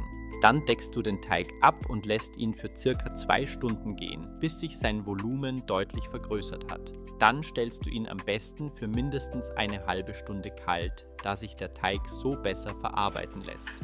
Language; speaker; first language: German; native; German